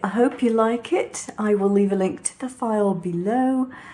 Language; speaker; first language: English; native; English